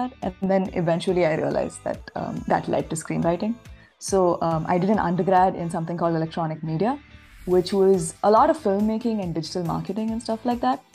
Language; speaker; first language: English; non-native, local second language; Tamil